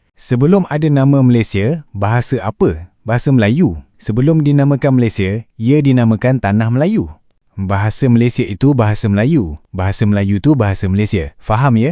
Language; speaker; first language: Malay; native; Malay